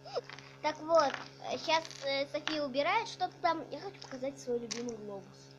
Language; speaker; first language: Russian; native; Russian